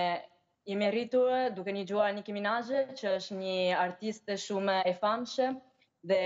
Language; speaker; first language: Albanian; early bilingual, heritage; Albanian